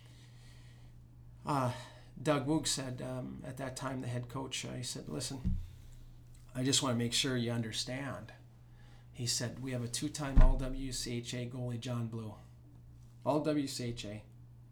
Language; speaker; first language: English; native; English